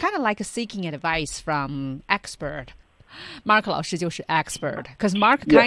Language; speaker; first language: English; non-native, fluent; Chinese